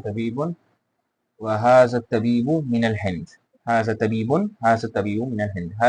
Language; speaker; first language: Arabic; non-native, fluent; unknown